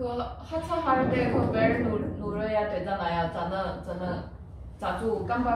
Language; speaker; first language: Korean; non-native, fluent; Chinese